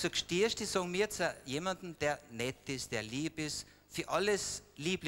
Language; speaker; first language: German; native; German